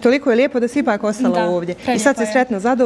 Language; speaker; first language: Bosnian; native; Bosnian